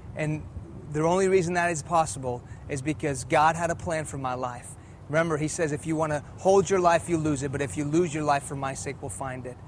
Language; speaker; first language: English; early bilingual, other home language; Persian